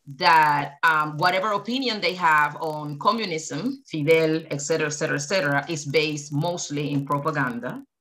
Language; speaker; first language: English; early bilingual, other home language; Spanish